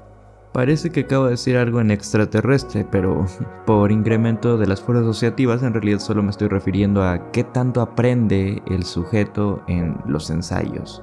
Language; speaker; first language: Spanish; native; Spanish